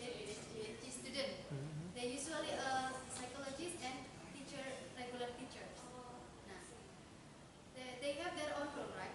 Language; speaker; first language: English; non-native, fluent; Indonesian